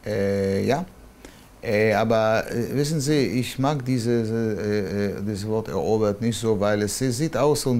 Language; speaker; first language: German; non-native, fluent; Hebrew